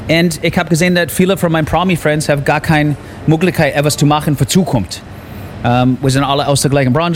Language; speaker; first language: German; non-native, fluent; English